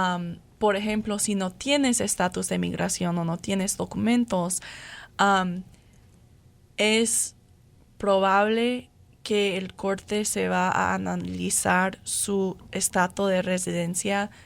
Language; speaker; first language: Spanish; non-native, fluent; English